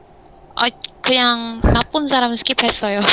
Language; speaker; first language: Korean; non-native, learner; Indonesian